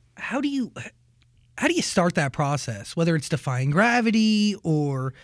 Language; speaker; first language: English; native; English